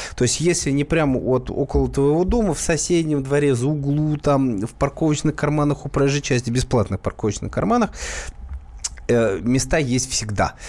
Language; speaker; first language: Russian; native; Russian